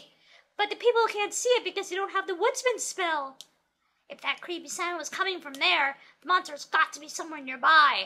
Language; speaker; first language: English; native; English